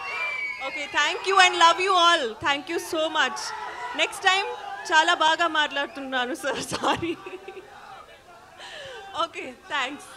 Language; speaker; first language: Telugu; non-native, learner; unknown